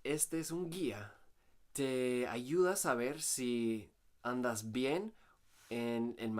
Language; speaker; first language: Spanish; non-native, fluent; English